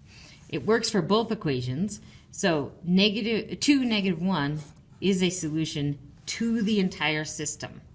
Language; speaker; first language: English; native; English